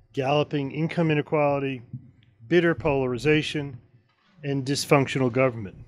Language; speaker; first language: English; native; English